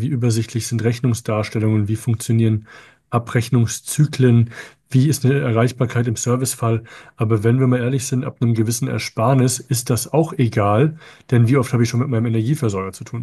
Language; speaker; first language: German; native; German